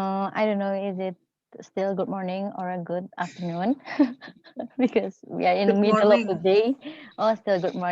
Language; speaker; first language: English; non-native, learner; Indonesian